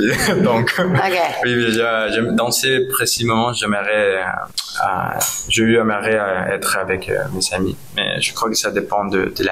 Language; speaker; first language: French; non-native, learner; Spanish